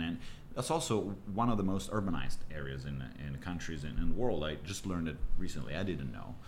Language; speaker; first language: English; non-native, fluent; Italian